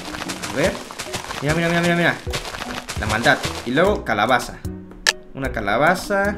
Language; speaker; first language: Spanish; native; Spanish